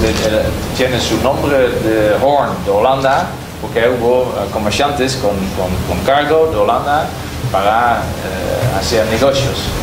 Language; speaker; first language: Spanish; non-native, learner; Dutch